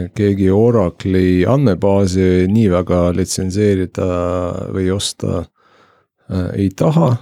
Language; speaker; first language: Estonian; non-native, local second language; Russian